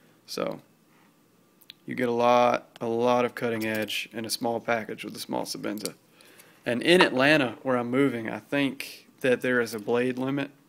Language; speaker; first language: English; native; English